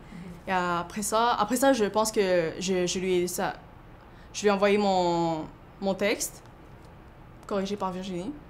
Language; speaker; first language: French; early bilingual, other home language; Chinese